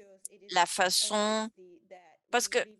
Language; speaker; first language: French; non-native, fluent; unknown